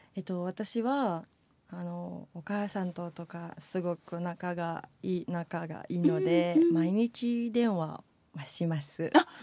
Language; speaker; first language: Japanese; non-native, learner; Indonesian